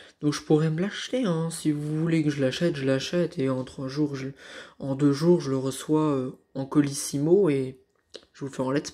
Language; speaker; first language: French; native; French